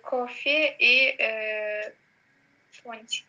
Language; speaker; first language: Russian; non-native, learner; Azerbaijani